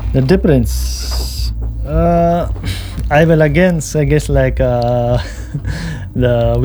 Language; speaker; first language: English; non-native, local second language; Pashto